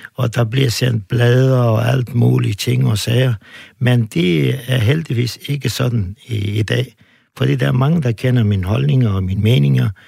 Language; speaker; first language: Danish; non-native, fluent; Turkish